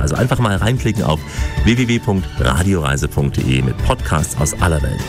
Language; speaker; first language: German; native; German